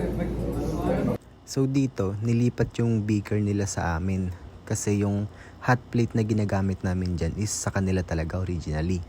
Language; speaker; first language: Filipino; native; Filipino